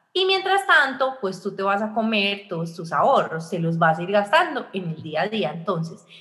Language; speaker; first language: Spanish; native; Spanish